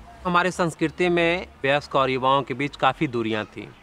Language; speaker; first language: Hindi; native; Hindi